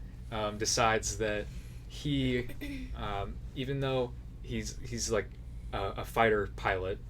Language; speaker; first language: English; native; English